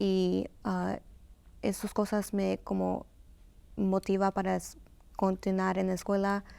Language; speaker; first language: Spanish; early bilingual, heritage; Spanish